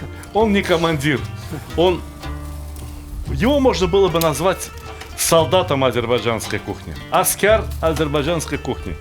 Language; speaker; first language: Russian; native; Russian